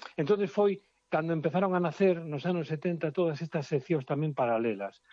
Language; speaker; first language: Galician; non-native, local second language; Spanish